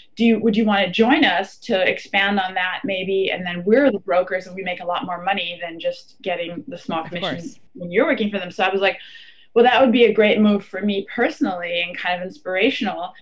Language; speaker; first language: English; non-native, fluent; German